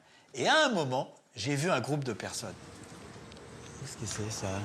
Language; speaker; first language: French; native; French